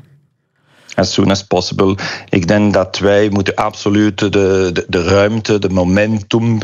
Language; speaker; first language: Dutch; non-native, local second language; French